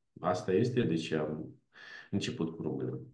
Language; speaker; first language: Romanian; non-native, learner; Ukrainian